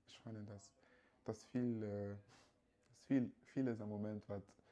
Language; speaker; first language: German; early bilingual, other home language; Yoruba